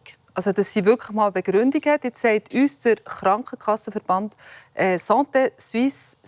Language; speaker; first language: German; native; German